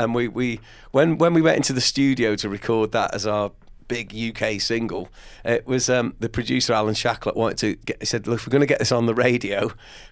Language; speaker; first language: English; native; English